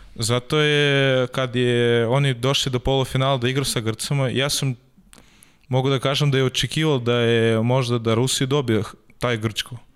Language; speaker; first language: Serbian; non-native, learner; Russian